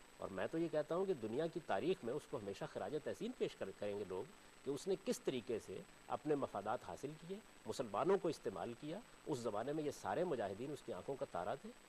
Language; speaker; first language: Urdu; non-native, local second language; Punjabi